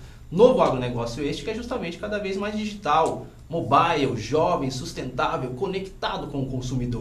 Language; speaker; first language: Portuguese; native; Portuguese